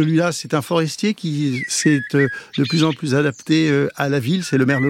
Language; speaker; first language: French; native; French